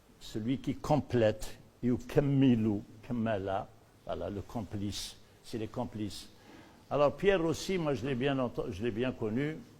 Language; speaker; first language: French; non-native, local second language; Berber languages